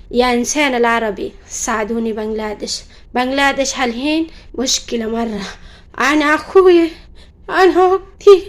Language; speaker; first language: Arabic; non-native, learner; Bangla